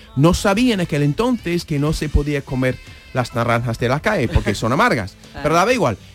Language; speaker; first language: Spanish; non-native, fluent; English